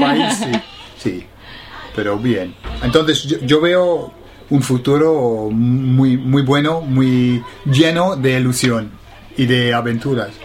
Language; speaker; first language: Spanish; non-native, fluent; English